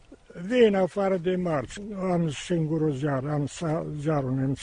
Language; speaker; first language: Romanian; non-native, local second language; German